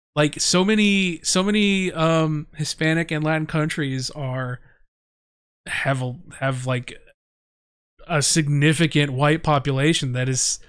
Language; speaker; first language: English; native; English